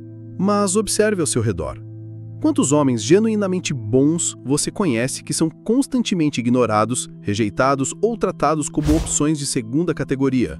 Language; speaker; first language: Portuguese; native; Portuguese